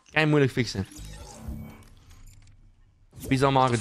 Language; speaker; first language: Dutch; native; Dutch